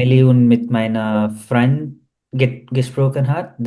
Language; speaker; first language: German; non-native, learner; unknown